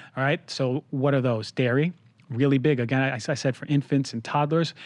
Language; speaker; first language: English; native; English